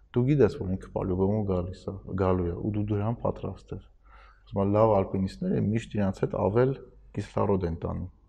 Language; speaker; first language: Armenian; native; Armenian